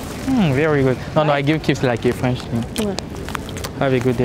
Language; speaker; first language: English; non-native, learner; French